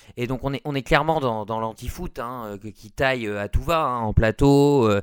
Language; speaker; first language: French; native; French